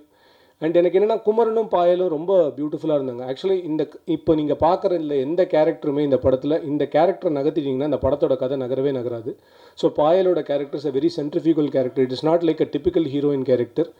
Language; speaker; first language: Tamil; native; Tamil